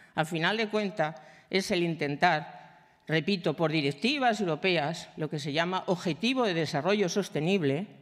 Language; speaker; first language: Spanish; native; Spanish